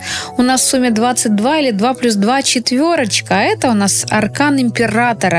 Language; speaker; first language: Russian; native; Russian